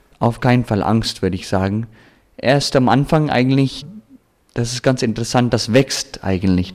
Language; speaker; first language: German; early bilingual, heritage; German